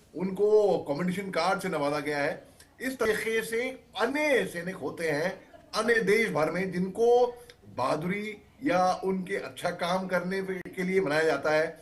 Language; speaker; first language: Hindi; native; Hindi